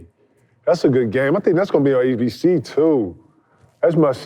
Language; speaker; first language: English; native; English